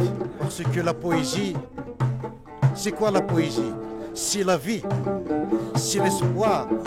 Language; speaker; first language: French; non-native, local second language; Berber languages